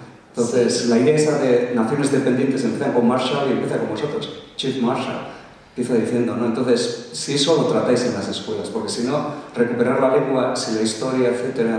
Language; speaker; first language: Spanish; native; Spanish